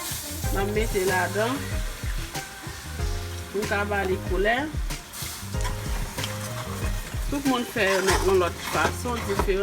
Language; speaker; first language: French; non-native, learner; Haitian Creole